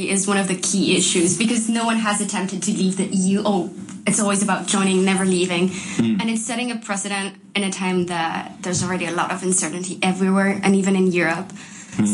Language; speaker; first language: English; non-native, fluent; French